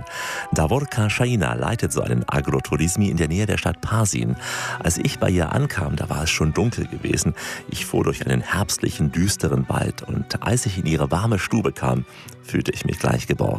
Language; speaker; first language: German; native; German